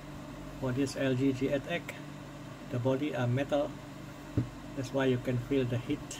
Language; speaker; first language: English; non-native, fluent; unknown